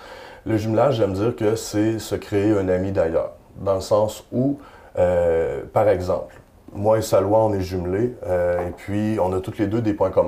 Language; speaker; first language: French; native; French